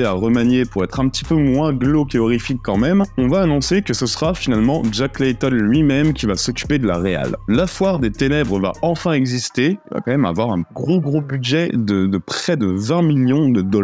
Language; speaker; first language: French; native; French